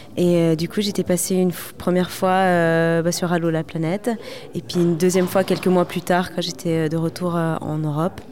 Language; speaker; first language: French; native; French